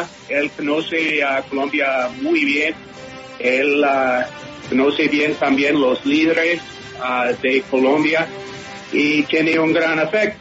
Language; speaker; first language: Spanish; non-native, fluent; English